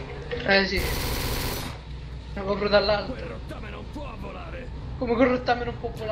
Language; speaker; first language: Italian; native; Italian